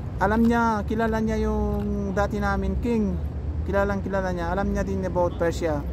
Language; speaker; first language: Filipino; non-native, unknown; Persian